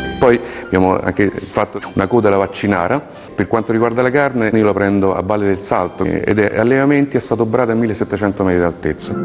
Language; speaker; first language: Italian; native; Italian